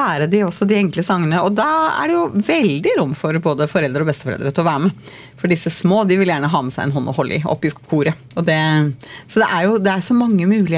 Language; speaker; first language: Norwegian; native; Norwegian